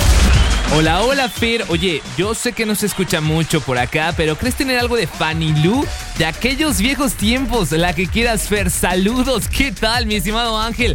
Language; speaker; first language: Spanish; native; Spanish